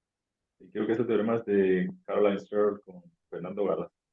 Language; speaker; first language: Spanish; native; Spanish